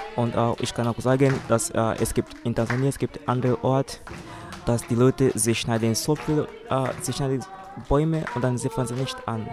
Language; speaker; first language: German; non-native, learner; Swahili